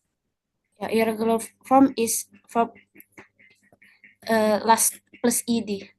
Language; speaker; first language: English; non-native, learner; Indonesian